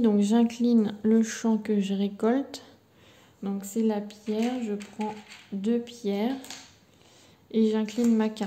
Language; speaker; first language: French; native; French